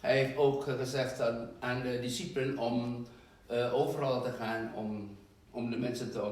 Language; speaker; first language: Dutch; non-native, fluent; Indonesian